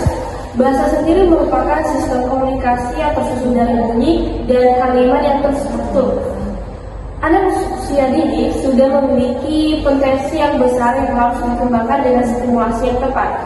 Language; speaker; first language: Indonesian; native; Indonesian